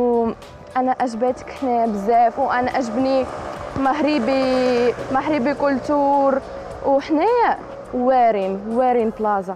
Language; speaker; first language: Arabic; non-native, learner; Russian